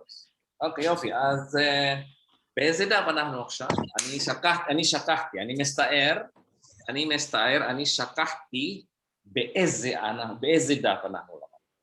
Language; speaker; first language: Hebrew; non-native, fluent; Indonesian